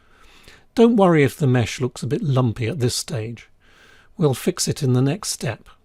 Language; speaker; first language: English; native; English